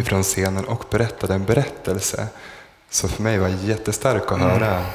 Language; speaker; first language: Swedish; native; Swedish